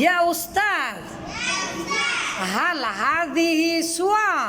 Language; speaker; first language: Arabic; non-native, fluent; Bangla